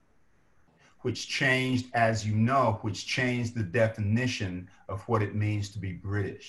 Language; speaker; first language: English; native; English